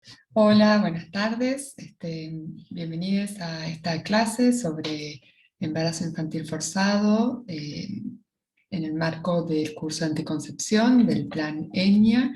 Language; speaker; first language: Spanish; native; Spanish